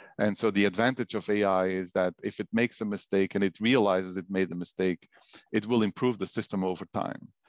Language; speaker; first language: English; non-native, fluent; Dutch